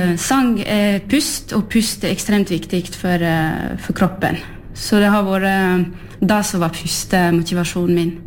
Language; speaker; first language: Norwegian; early bilingual, heritage; French